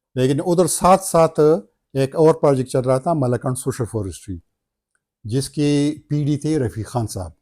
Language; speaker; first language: Urdu; non-native, local second language; Pashto